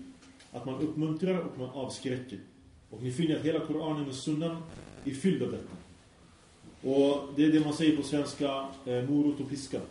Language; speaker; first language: Swedish; early bilingual, other home language; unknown